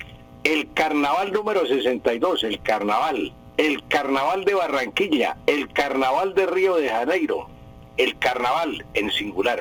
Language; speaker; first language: Spanish; native; Spanish